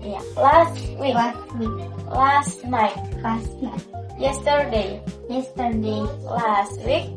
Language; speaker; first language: English; non-native, learner; Indonesian